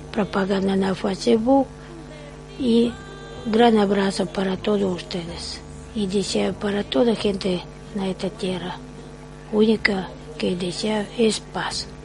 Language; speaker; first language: Spanish; non-native, learner; Russian